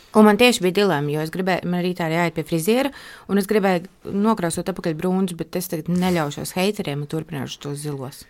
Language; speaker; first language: Latvian; native; Latvian